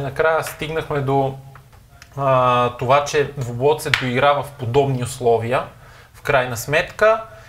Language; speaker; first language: Bulgarian; native; Bulgarian